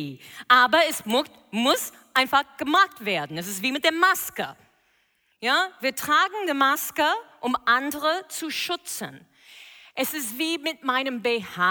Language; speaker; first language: German; non-native, fluent; English